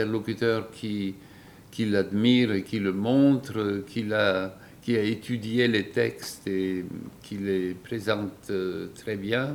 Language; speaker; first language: French; non-native, fluent; Bulgarian